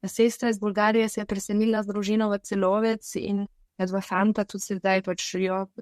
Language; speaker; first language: Slovenian; non-native, fluent; Bulgarian